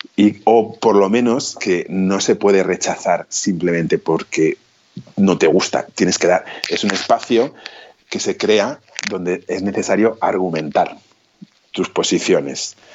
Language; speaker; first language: Spanish; native; Spanish